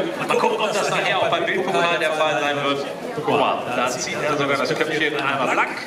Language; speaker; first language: German; native; German